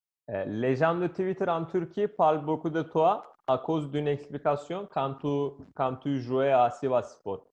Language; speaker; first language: French; non-native, learner; Turkish